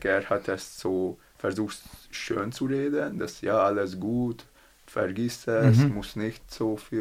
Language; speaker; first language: German; non-native, learner; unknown